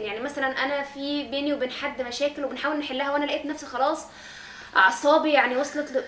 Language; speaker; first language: Arabic; native; Arabic